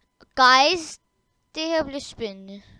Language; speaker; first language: Danish; early bilingual, other home language; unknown